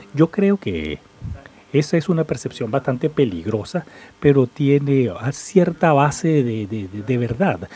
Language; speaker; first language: Spanish; non-native, fluent; English